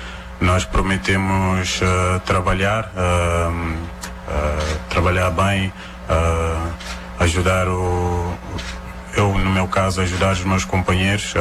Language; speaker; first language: Portuguese; non-native, local second language; Kabuverdianu